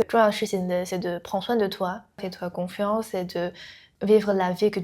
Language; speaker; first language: French; non-native, learner; Chinese